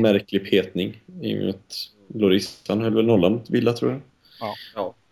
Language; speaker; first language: Swedish; native; Swedish